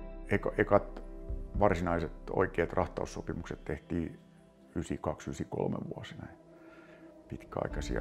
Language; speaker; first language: Finnish; native; Finnish